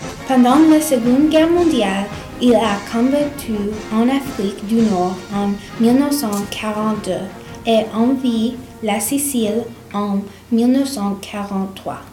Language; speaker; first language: French; non-native, learner; English